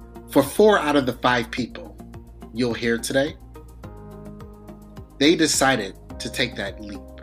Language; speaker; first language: English; native; English